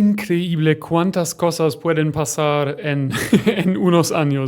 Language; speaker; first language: Spanish; non-native, learner; German